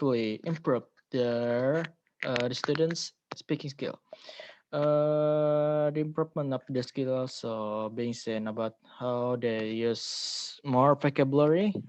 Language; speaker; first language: English; non-native, learner; Indonesian